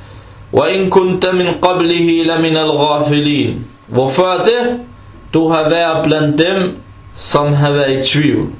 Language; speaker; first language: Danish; early bilingual, other home language; Arabic